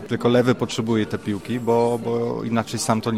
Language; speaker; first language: Polish; early bilingual, heritage; Polish